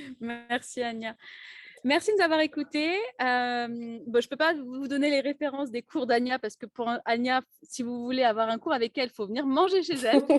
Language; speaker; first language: French; native; French